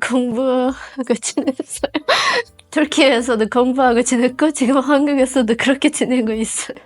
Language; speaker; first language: Korean; non-native, fluent; Azerbaijani